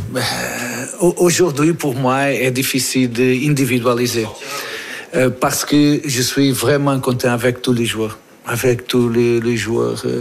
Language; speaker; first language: French; non-native, fluent; Portuguese